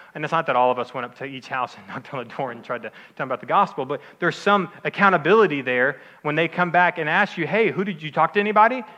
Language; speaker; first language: English; native; English